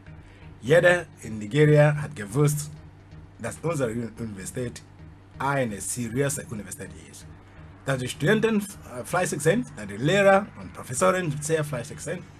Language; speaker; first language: German; non-native, fluent; Igbo